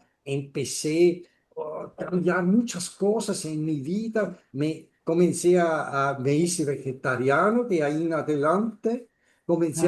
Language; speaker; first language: Spanish; non-native, fluent; German